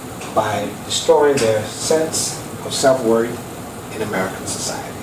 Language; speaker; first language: English; native; English